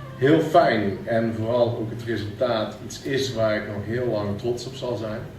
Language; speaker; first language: Dutch; native; Dutch